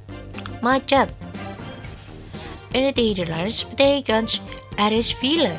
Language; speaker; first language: Dutch; non-native, learner; Indonesian